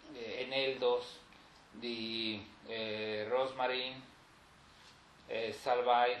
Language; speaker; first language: German; non-native, fluent; Spanish